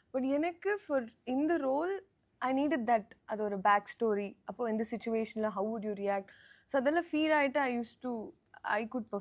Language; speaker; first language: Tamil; non-native, learner; Telugu